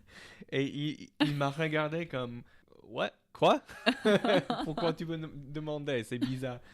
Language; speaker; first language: French; non-native, fluent; English